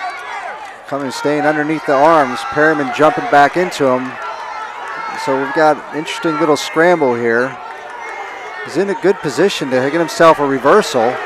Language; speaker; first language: English; native; English